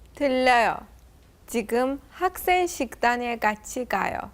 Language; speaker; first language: Korean; non-native, learner; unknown